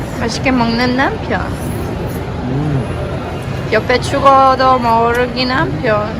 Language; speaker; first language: Korean; non-native, fluent; Romanian